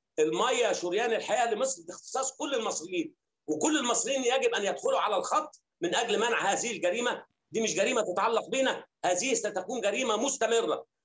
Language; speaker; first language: Arabic; native; Arabic